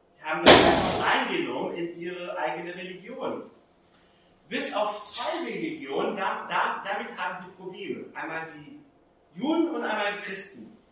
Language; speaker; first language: German; non-native, fluent; Portuguese